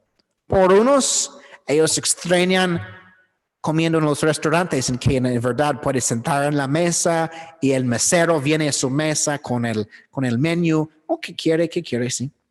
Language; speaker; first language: Spanish; non-native, learner; English